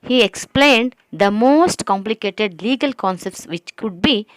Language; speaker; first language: English; non-native, local second language; Kannada